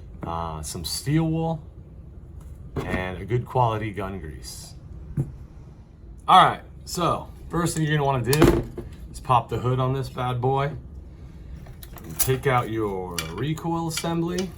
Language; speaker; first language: English; native; English